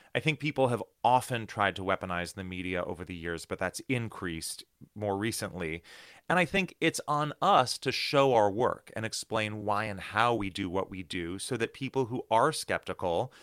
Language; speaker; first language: English; native; English